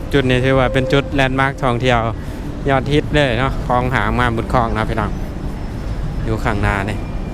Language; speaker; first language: Thai; native; Thai